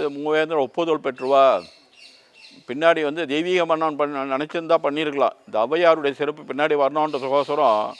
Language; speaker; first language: Tamil; native; Tamil